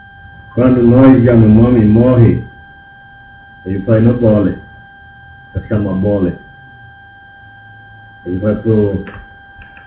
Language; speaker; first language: Portuguese; non-native, local second language; Yanomámi